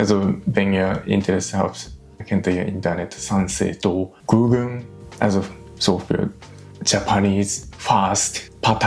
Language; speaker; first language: German; non-native, learner; Japanese